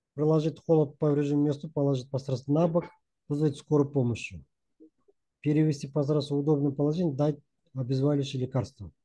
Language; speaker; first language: Russian; non-native, local second language; Kazakh